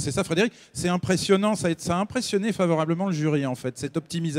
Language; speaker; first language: French; native; French